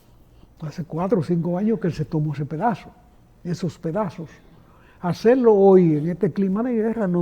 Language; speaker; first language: Spanish; native; Spanish